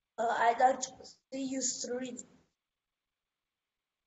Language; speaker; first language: English; non-native, learner; Vietnamese